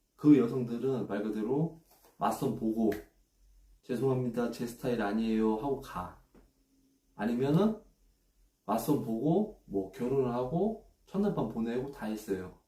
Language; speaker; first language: Korean; native; Korean